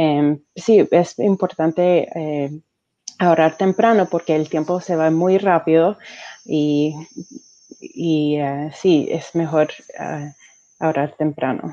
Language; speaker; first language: Spanish; early bilingual, heritage; Spanish